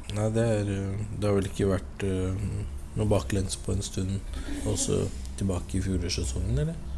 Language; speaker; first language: Norwegian; native; Norwegian